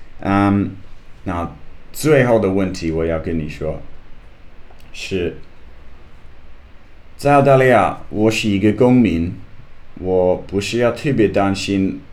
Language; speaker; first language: Chinese; non-native, learner; English